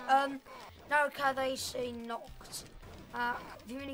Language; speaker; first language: Welsh; non-native, local second language; English